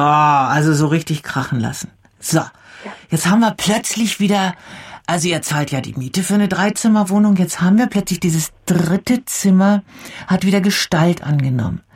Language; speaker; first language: German; native; German